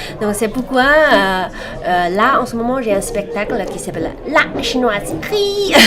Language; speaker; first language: French; non-native, fluent; Chinese